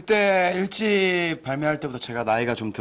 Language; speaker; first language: Korean; native; Korean